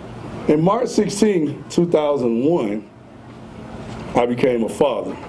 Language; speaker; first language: English; native; English